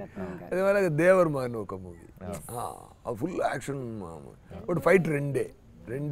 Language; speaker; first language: Telugu; non-native, fluent; Tamil